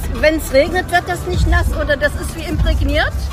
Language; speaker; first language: German; native; German